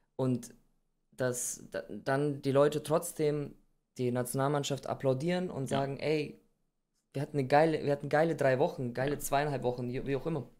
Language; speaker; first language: German; native; German